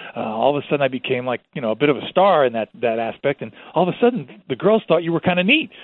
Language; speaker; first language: English; early bilingual, other home language; Spanish